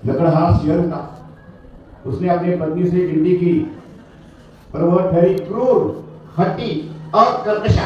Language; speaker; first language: Hindi; non-native, local second language; Marathi